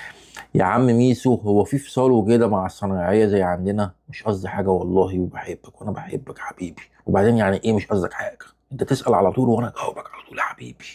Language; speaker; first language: Arabic; native; Arabic